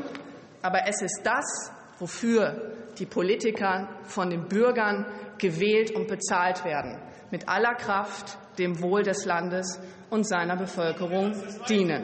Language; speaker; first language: German; native; German